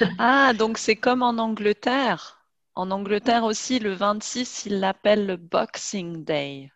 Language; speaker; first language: French; native; French